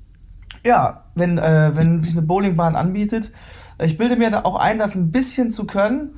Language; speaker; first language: German; native; German